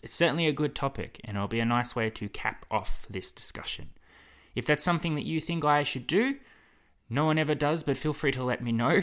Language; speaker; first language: English; native; English